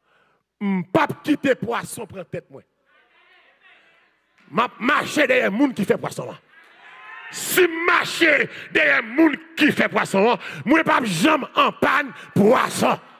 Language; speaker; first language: French; non-native, learner; Haitian Creole